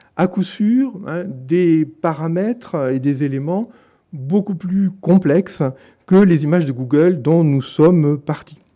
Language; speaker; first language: French; native; French